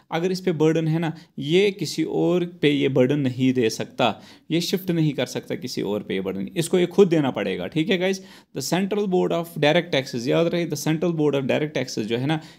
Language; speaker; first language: Hindi; non-native, local second language; Kashmiri